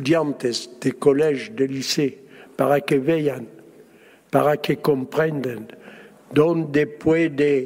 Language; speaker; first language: Spanish; early bilingual, heritage; Spanish